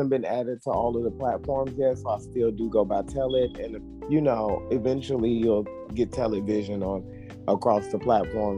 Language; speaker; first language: English; native; English